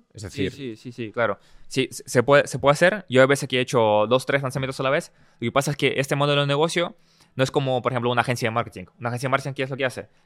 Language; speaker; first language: Spanish; early bilingual, other home language; Russian